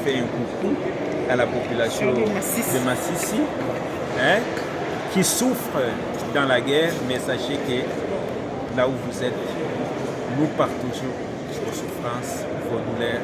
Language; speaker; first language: French; non-native, local second language; Swahili